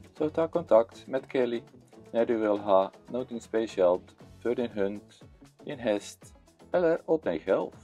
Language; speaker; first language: Swedish; non-native, fluent; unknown